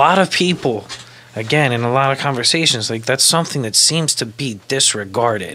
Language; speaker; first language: English; native; English